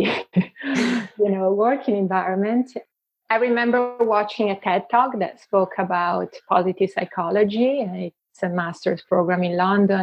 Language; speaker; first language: English; non-native, fluent; Italian